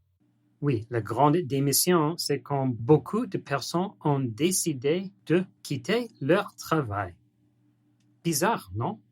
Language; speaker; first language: French; non-native, learner; English